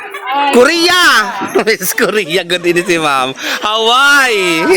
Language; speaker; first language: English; non-native, local second language; Waray